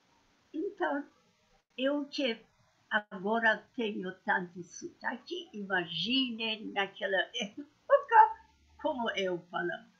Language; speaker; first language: Portuguese; non-native, learner; Persian